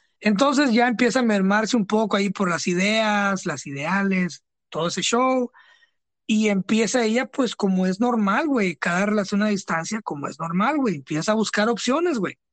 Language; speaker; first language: Spanish; early bilingual, heritage; Spanish